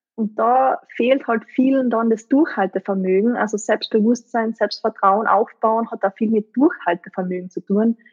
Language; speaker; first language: German; native; German